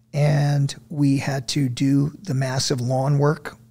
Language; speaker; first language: English; native; English